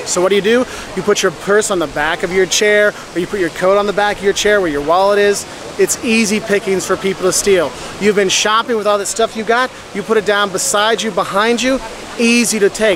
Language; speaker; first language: English; native; English